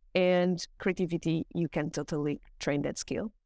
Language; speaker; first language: English; non-native, fluent; Portuguese